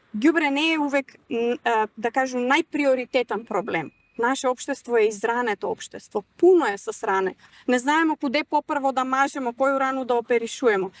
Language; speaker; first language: Macedonian; non-native, local second language; Serbian